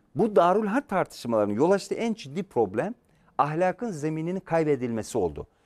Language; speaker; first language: Turkish; native; Turkish